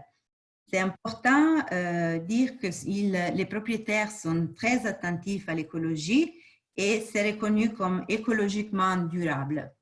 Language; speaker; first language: French; non-native, fluent; Portuguese